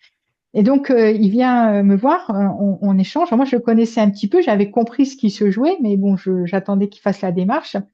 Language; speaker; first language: French; native; French